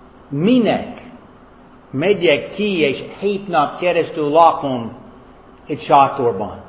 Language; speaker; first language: Hungarian; non-native, fluent; German